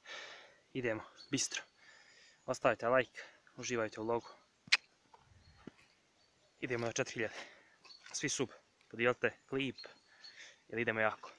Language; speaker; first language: Serbian; native; Serbian